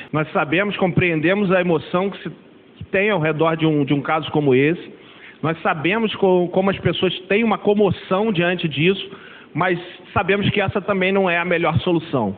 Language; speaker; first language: Portuguese; native; Portuguese